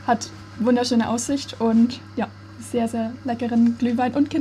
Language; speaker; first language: German; native; German